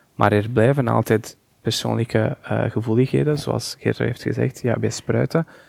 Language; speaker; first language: Dutch; non-native, fluent; Portuguese